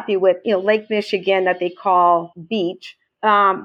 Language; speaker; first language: English; native; English